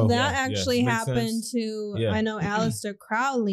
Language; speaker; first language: English; native; English